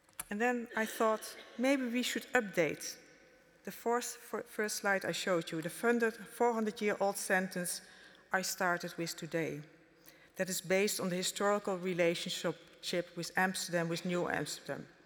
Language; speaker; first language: English; non-native, fluent; Dutch